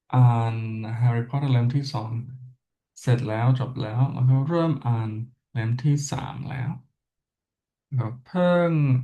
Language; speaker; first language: Thai; non-native, learner; English